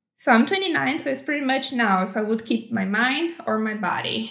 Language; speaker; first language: English; non-native, fluent; Portuguese